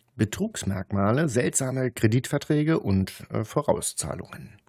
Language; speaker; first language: German; native; German